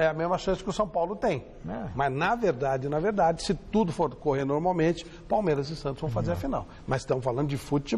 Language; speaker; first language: Portuguese; native; Portuguese